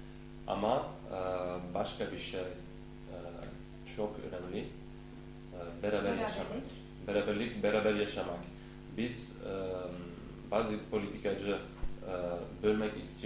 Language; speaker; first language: Turkish; non-native, learner; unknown